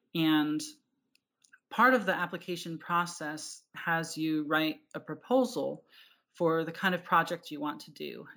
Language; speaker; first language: English; native; English